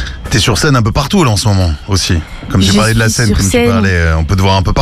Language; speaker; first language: French; native; French